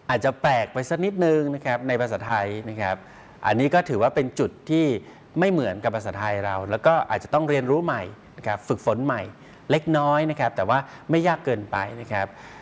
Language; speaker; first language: Thai; native; Thai